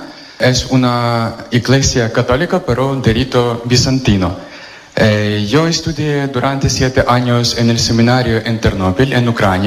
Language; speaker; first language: Spanish; non-native, fluent; Ukrainian